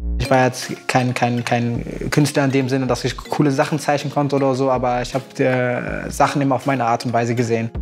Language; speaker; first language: German; native; German